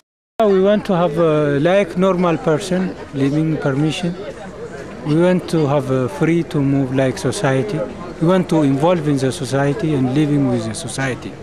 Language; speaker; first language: English; non-native, learner; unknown